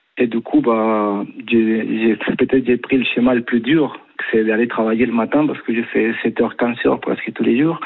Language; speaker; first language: French; non-native, fluent; Spanish